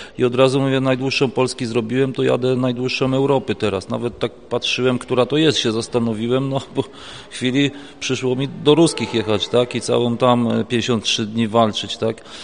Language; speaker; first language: Polish; native; Polish